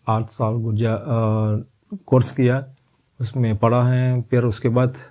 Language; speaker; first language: Urdu; non-native, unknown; Indonesian